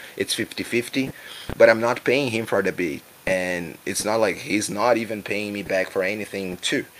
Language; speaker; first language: English; non-native, fluent; Portuguese